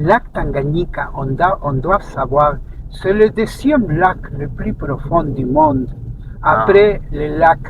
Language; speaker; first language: French; non-native, fluent; Spanish